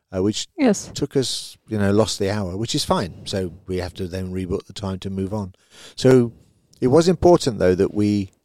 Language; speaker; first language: English; native; English